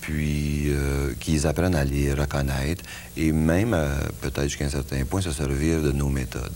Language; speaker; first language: French; native; French